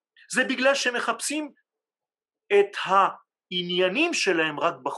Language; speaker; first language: Hebrew; non-native, fluent; French